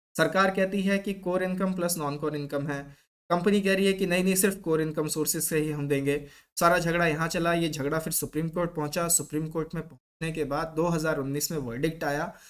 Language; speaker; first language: Hindi; native; Hindi